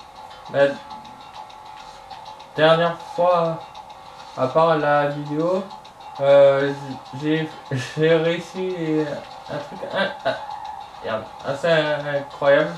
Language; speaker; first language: French; native; French